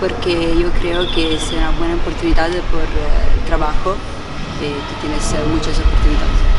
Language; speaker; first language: Spanish; non-native, learner; Italian